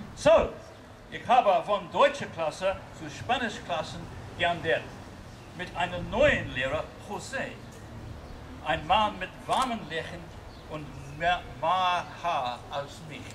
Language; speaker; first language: German; non-native, learner; English